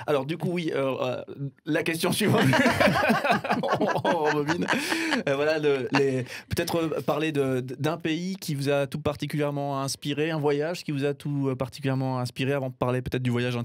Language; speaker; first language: French; native; French